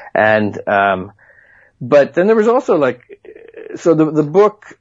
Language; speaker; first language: English; native; English